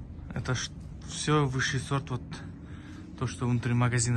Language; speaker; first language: Russian; non-native, local second language; Kazakh